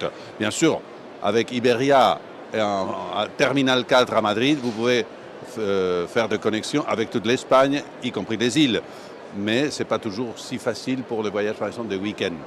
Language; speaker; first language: French; non-native, fluent; Spanish